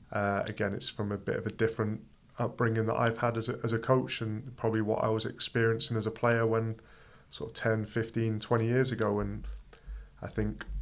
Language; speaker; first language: English; native; English